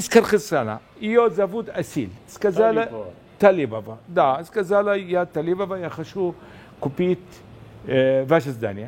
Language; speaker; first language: Russian; non-native, learner; Arabic